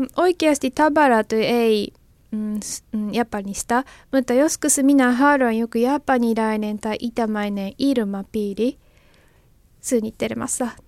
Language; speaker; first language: Finnish; non-native, learner; Japanese